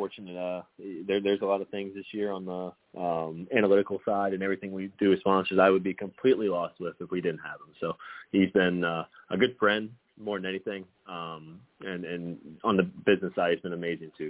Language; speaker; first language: English; native; English